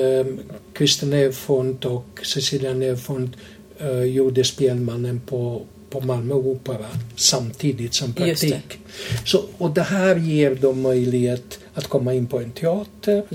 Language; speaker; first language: Swedish; non-native, fluent; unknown